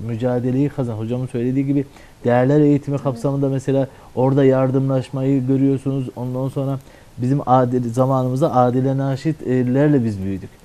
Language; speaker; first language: Turkish; native; Turkish